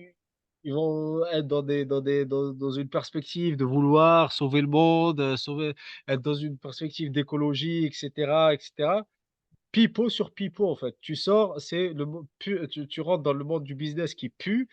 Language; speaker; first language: French; native; French